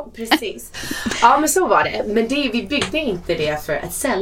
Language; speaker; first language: Swedish; non-native, fluent; English